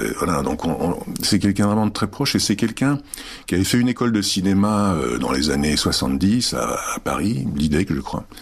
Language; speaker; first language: French; early bilingual, other home language; Czech